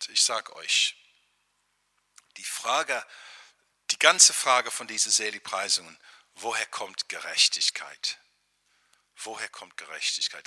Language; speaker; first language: German; non-native, fluent; English